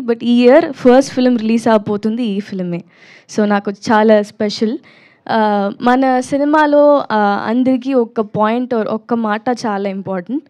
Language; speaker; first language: Telugu; non-native, learner; Tamil